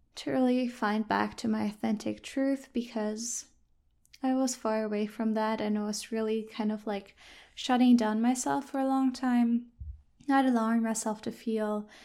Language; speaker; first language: English; non-native, fluent; German